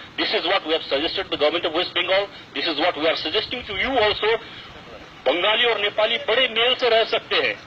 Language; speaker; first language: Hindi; non-native, local second language; Nepali